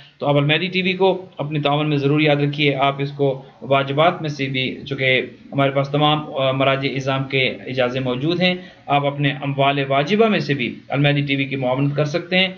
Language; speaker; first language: Urdu; native; Urdu